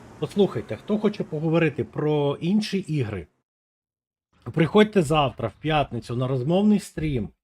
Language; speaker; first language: Ukrainian; non-native, local second language; Russian